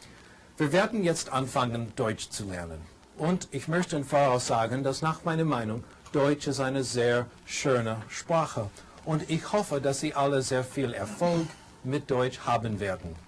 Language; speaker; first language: German; non-native, fluent; English